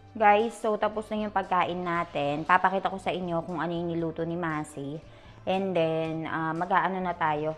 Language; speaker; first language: Filipino; native; Filipino